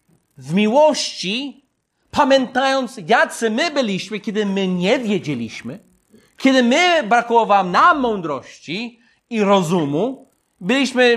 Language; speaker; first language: Polish; non-native, fluent; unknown